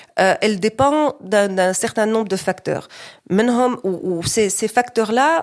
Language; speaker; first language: French; non-native, local second language; Arabic